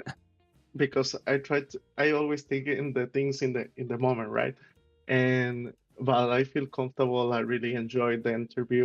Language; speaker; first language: English; non-native, learner; Spanish